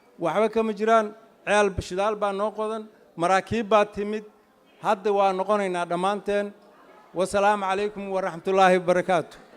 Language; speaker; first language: Somali; native; Somali